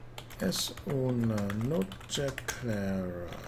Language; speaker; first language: Spanish; non-native, learner; English